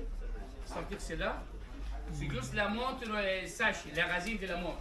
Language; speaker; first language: French; non-native, learner; Arabic